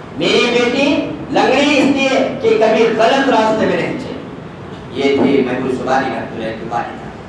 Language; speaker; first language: Urdu; native; Urdu